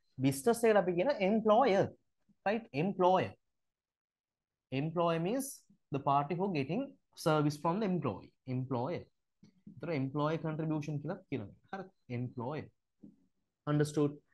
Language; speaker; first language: English; non-native, local second language; Sinhala